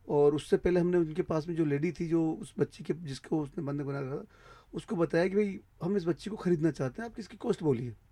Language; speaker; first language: Hindi; native; Hindi